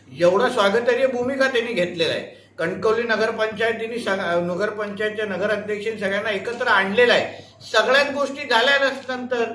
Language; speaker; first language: Marathi; native; Marathi